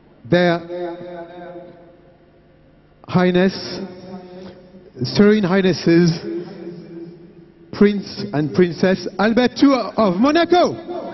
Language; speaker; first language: English; non-native, fluent; French